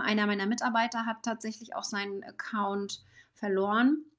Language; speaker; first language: German; native; German